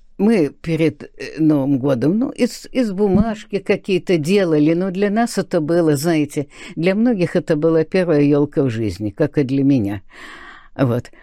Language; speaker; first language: Russian; early bilingual, other home language; Spanish